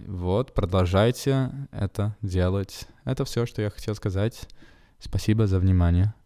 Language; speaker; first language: Russian; non-native, fluent; Italian